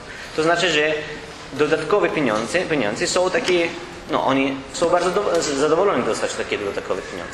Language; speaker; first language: Polish; non-native, learner; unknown